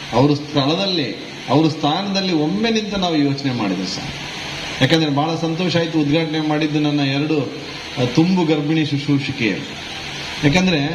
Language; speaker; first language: Kannada; native; Kannada